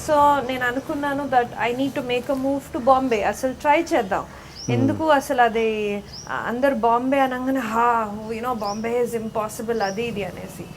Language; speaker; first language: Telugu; native; Telugu